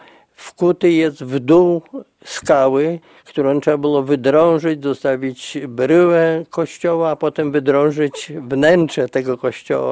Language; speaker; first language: Polish; native; Polish